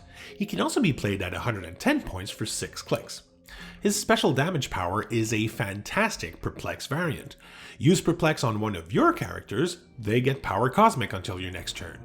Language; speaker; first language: English; native; English